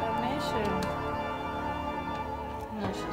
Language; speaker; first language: Russian; non-native, learner; Tajik